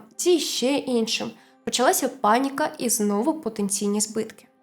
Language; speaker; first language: Ukrainian; native; Ukrainian